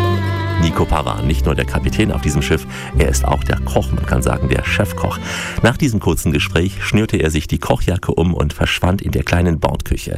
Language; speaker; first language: German; native; German